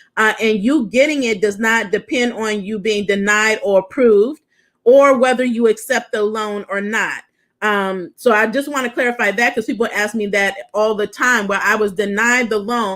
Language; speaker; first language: English; native; English